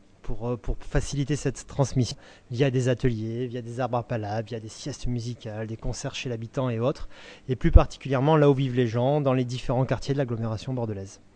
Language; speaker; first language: French; native; French